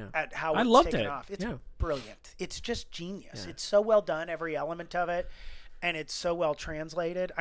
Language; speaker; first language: English; native; English